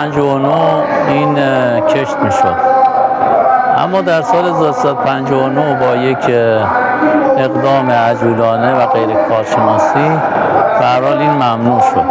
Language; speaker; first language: Persian; native; Persian